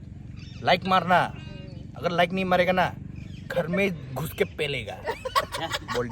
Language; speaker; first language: Hindi; non-native, local second language; Bodo